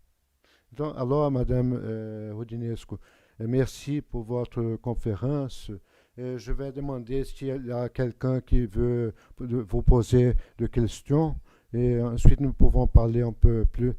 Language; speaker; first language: French; non-native, fluent; Portuguese